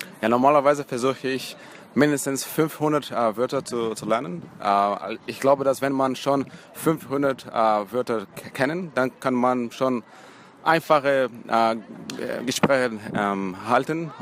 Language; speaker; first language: German; non-native, fluent; Portuguese